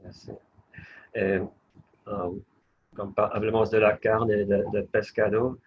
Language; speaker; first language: Spanish; non-native, learner; French